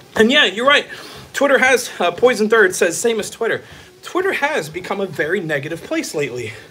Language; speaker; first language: English; native; English